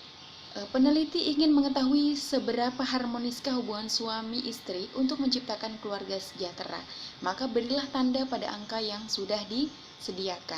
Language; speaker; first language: Indonesian; native; Indonesian